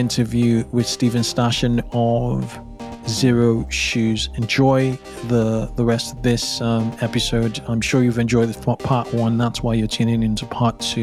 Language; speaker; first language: English; non-native, local second language; Yoruba